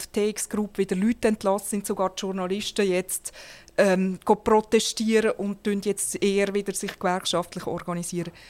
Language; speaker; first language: German; native; German